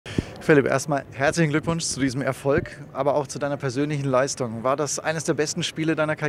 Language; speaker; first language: German; native; German